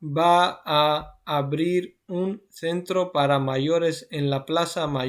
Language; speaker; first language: Spanish; non-native, fluent; Urdu